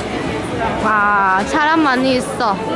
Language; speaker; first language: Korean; non-native, learner; Chinese